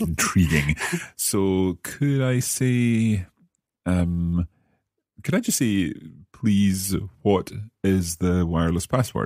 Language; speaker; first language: English; native; English